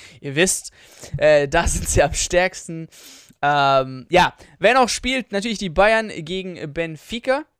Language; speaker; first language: German; early bilingual, other home language; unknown